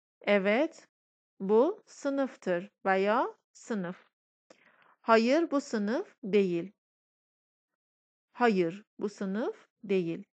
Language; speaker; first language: Turkish; non-native, fluent; Persian